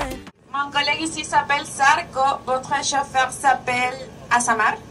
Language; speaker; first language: French; non-native, learner; Spanish